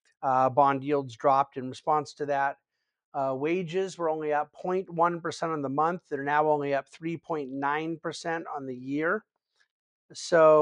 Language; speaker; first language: English; native; English